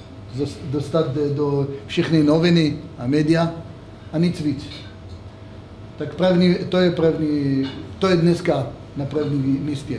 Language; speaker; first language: Czech; non-native, fluent; Hebrew